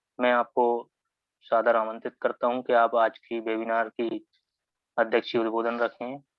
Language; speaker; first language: Hindi; native; Hindi